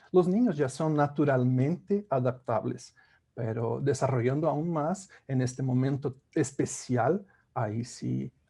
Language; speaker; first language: Spanish; non-native, fluent; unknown